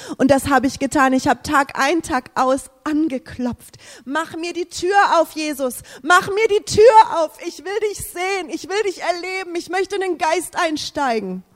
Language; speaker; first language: German; non-native, fluent; English